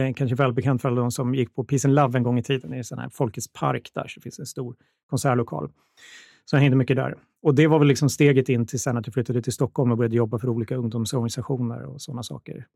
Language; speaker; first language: Swedish; native; Swedish